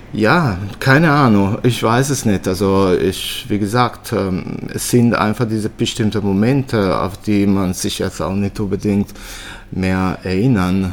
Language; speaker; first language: German; early bilingual, other home language; Italian